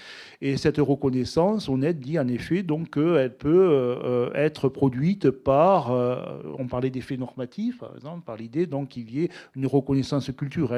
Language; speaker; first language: French; native; French